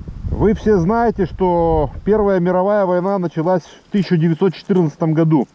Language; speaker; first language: Russian; native; Russian